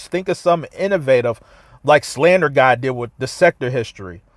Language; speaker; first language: English; native; English